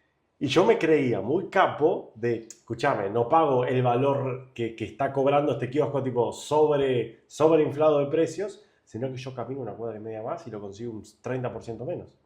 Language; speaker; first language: Spanish; native; Spanish